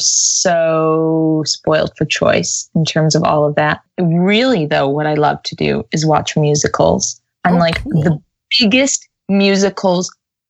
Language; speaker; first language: English; native; English